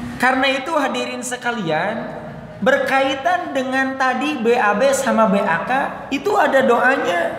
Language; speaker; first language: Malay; non-native, local second language; Sundanese